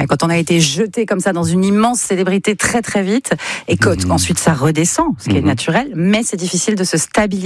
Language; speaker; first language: French; native; French